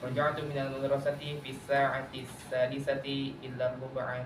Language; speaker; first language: Arabic; non-native, learner; Indonesian